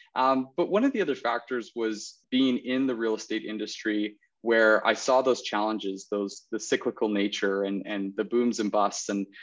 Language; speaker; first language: English; native; English